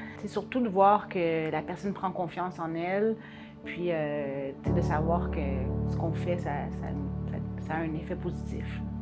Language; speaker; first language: French; native; French